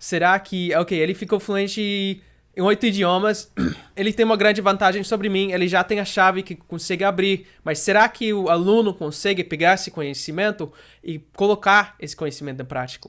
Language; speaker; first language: Portuguese; non-native, fluent; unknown